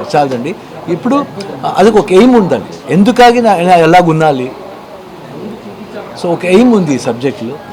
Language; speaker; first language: Telugu; non-native, learner; Kannada